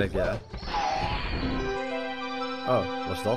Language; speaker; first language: Dutch; native; Dutch